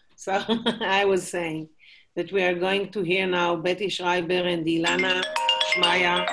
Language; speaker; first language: English; non-native, fluent; Hebrew